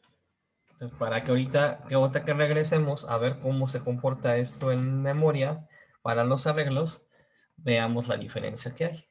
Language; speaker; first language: Spanish; native; Spanish